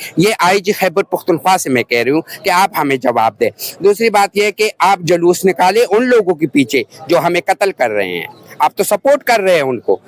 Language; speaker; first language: Urdu; non-native, local second language; Pashto